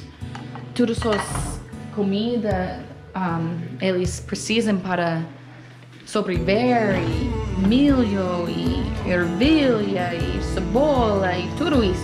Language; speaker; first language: Portuguese; non-native, learner; English